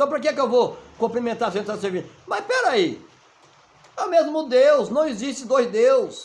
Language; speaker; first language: Portuguese; native; Portuguese